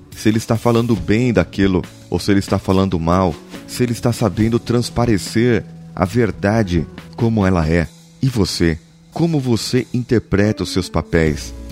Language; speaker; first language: Portuguese; native; Portuguese